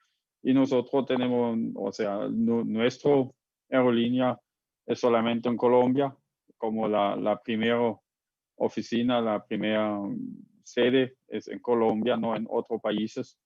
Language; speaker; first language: Spanish; non-native, fluent; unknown